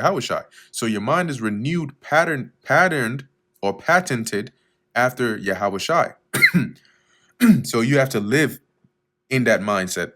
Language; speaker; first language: English; native; English